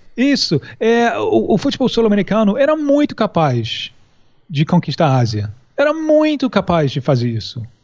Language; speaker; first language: Portuguese; non-native, fluent; English